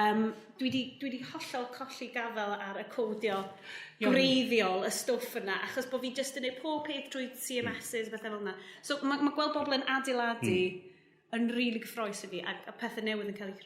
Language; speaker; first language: Welsh; native; Welsh